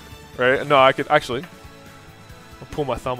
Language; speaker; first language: English; native; English